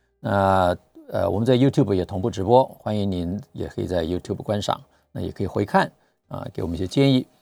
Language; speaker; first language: Chinese; native; Chinese